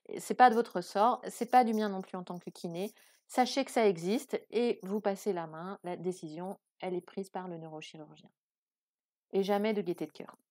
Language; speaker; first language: French; native; French